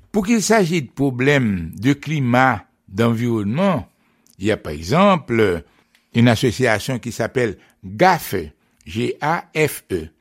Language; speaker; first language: French; non-native, local second language; Haitian Creole